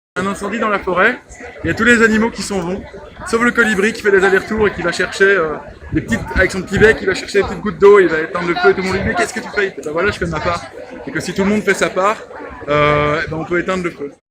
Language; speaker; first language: French; native; French